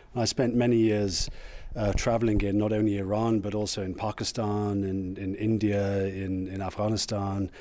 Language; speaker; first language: English; native; English